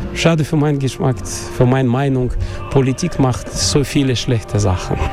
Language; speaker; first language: German; non-native, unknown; Russian